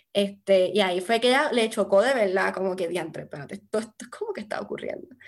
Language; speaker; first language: Spanish; native; Spanish